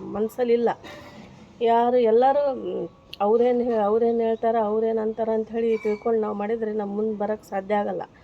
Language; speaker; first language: Kannada; native; Kannada